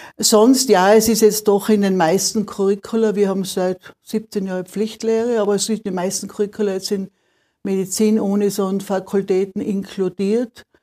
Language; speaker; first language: German; native; German